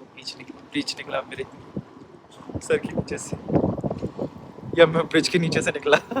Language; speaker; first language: Hindi; native; Hindi